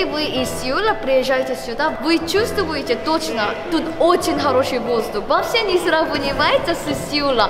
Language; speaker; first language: Russian; non-native, fluent; Korean